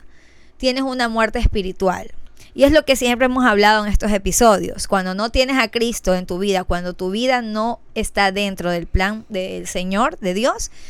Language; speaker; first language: Spanish; native; Spanish